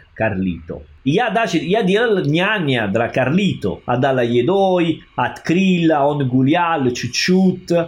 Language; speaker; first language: Russian; non-native, learner; Italian